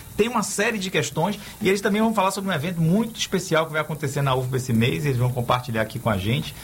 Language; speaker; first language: Portuguese; native; Portuguese